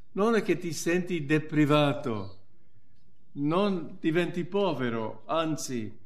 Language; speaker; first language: Italian; non-native, fluent; English